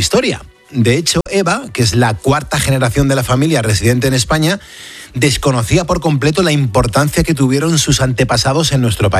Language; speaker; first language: Spanish; native; Spanish